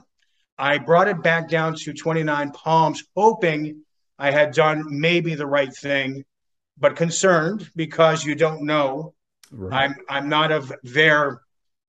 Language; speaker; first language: English; native; English